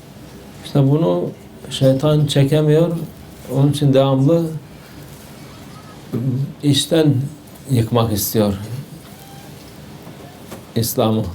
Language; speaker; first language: Turkish; native; Turkish